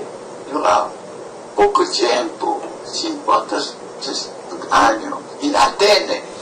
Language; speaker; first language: Spanish; non-native, fluent; French